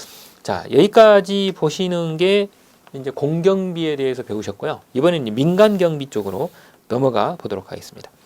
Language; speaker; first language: Korean; native; Korean